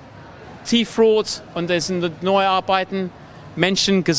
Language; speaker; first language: German; non-native, fluent; English